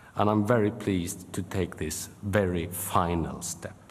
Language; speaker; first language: English; non-native, fluent; Swedish